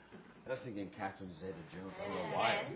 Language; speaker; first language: English; native; English